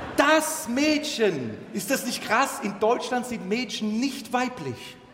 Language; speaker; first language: German; early bilingual, other home language; Turkish